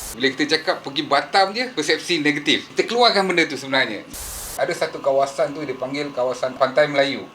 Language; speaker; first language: Malay; native; Malay